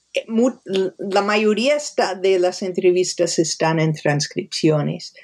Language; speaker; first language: Spanish; non-native, fluent; English